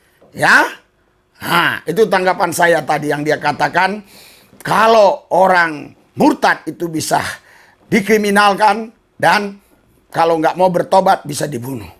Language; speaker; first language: Indonesian; native; Indonesian